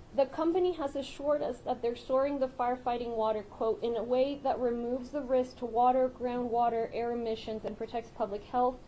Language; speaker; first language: English; early bilingual, other home language; Spanish